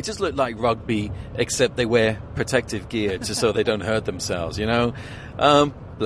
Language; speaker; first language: English; native; English